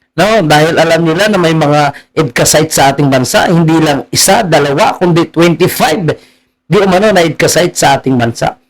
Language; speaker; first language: Filipino; native; Filipino